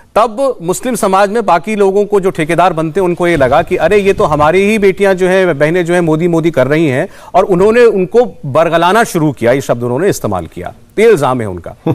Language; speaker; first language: Hindi; native; Hindi